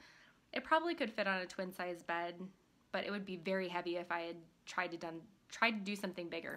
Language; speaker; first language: English; native; English